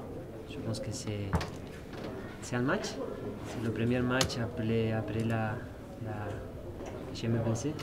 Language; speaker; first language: French; non-native, learner; Spanish